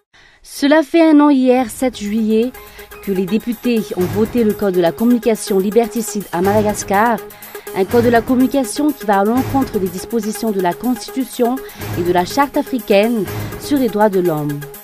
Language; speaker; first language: French; non-native, local second language; Malagasy